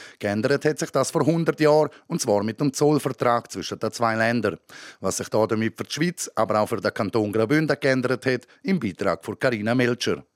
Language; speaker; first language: German; native; German